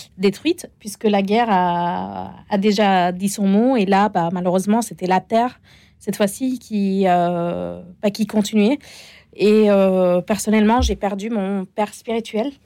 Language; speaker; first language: French; non-native, fluent; Arabic